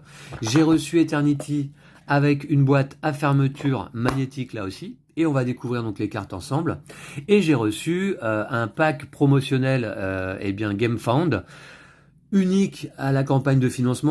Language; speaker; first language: French; native; French